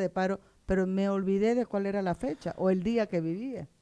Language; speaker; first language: Spanish; native; Spanish